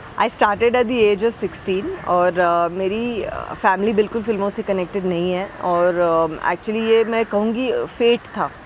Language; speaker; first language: Hindi; native; Hindi